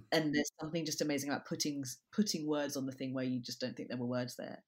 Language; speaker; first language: English; native; English